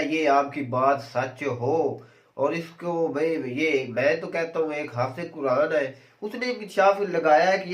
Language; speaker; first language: Urdu; non-native, local second language; Kashmiri